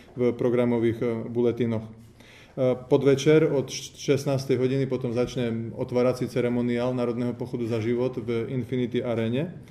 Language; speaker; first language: Slovak; native; Slovak